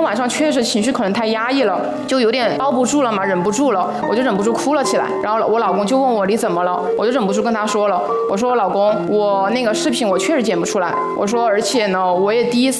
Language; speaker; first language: Chinese; native; Chinese